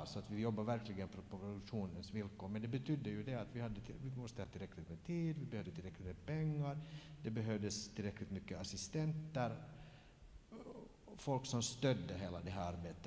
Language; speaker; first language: Swedish; native; Swedish